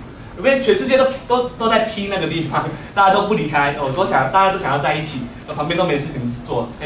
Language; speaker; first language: Chinese; native; Chinese